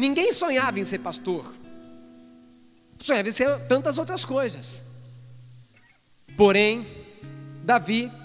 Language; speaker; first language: Portuguese; native; Portuguese